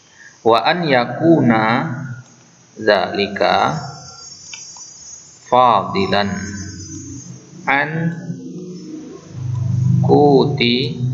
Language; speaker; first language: Arabic; non-native, fluent; Indonesian